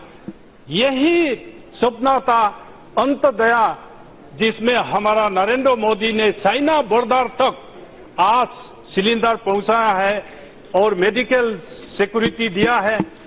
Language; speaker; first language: Hindi; non-native, local second language; Adi